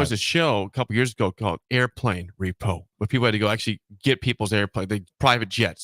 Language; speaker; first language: English; native; English